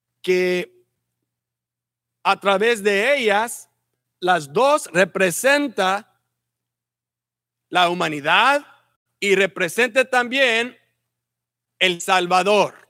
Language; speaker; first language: Spanish; early bilingual, heritage; Spanish